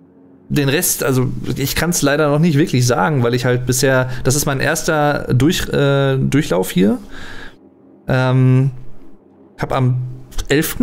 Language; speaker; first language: German; native; German